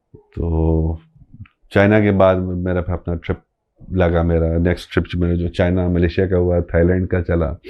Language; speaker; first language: Urdu; non-native, local second language; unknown